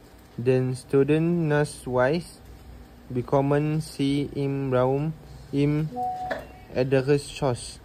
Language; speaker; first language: German; non-native, learner; Malay